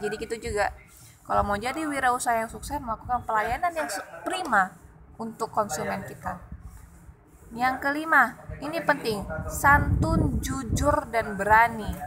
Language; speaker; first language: Indonesian; native; Indonesian